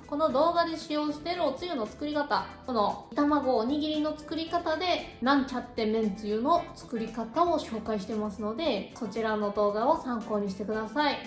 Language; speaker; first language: Japanese; native; Japanese